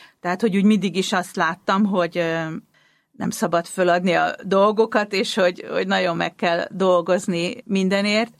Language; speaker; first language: Hungarian; native; Hungarian